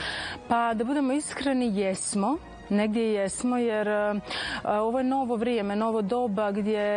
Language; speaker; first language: Serbian; native; Serbian